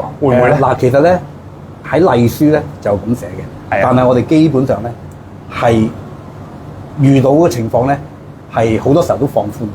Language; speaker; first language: Cantonese; native; Cantonese